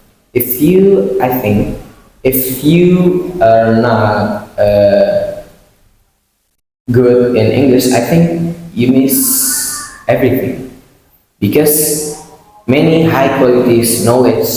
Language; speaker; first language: English; non-native, learner; Indonesian